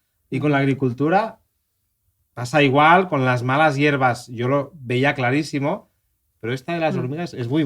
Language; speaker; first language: Spanish; native; Spanish